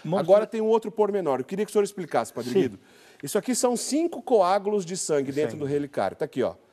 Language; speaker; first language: Portuguese; native; Portuguese